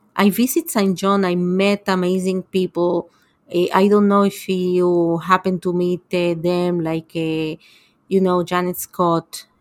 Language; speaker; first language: English; non-native, fluent; Spanish